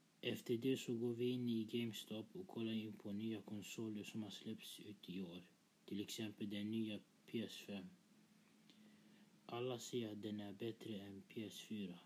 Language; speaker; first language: Swedish; early bilingual, other home language; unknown